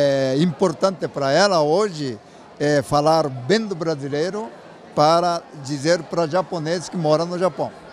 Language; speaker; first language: Portuguese; non-native, learner; Japanese